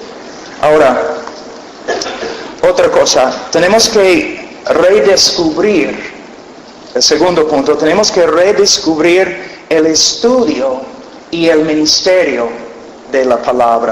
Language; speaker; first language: Spanish; non-native, fluent; English